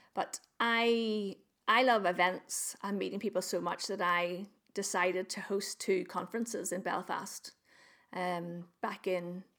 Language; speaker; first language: English; native; English